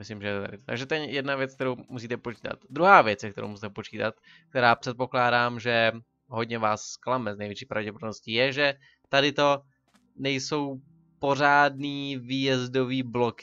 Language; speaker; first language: Czech; native; Czech